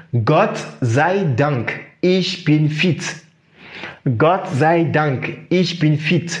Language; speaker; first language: German; non-native, fluent; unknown